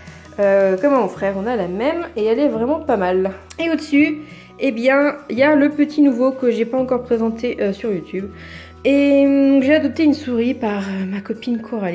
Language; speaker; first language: French; native; French